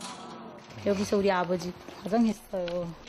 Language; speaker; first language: Korean; non-native, learner; Nepali